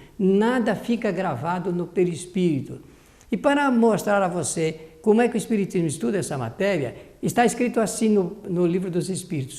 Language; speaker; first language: Portuguese; native; Portuguese